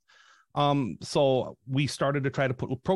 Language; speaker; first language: English; native; English